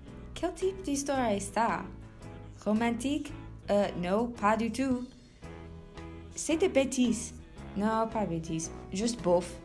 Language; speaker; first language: French; non-native, learner; English